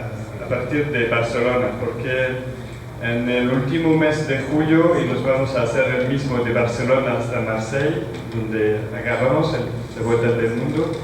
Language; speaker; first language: Spanish; non-native, learner; French